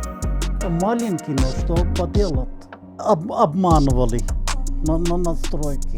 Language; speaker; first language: Russian; non-native, local second language; Turkmen